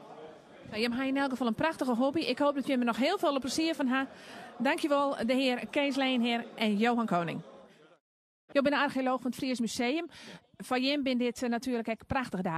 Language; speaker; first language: Dutch; native; Dutch